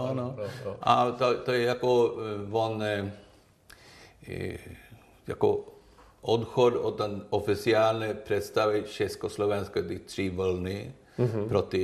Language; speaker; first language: Czech; non-native, learner; Swedish